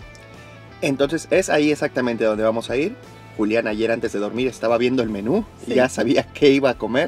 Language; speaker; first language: Spanish; native; Spanish